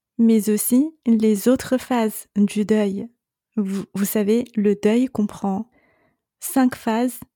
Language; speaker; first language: French; non-native, fluent; Chinese